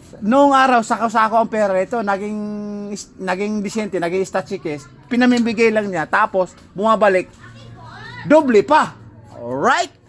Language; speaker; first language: Filipino; native; Filipino